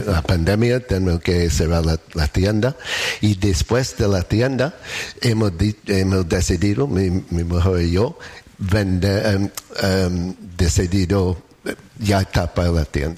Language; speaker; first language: Spanish; non-native, learner; English